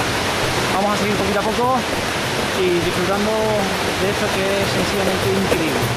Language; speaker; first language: Spanish; native; Spanish